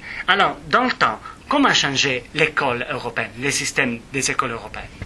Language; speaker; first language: French; non-native, fluent; Italian